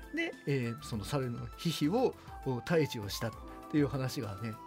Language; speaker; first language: Japanese; native; Japanese